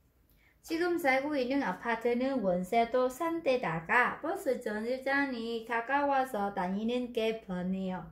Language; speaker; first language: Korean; non-native, learner; Vietnamese